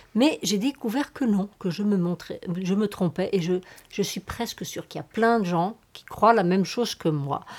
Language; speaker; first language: French; native; French